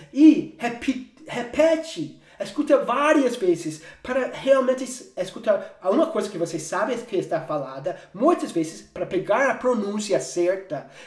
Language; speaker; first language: Portuguese; non-native, fluent; English